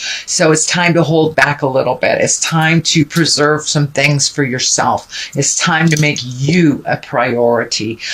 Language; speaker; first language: English; native; English